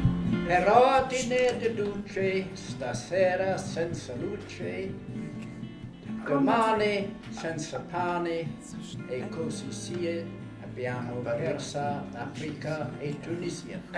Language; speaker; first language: Italian; non-native, learner; English